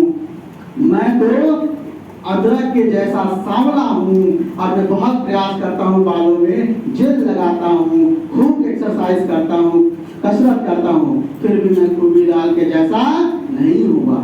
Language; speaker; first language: Hindi; native; Hindi